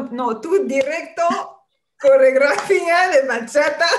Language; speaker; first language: Spanish; non-native, fluent; French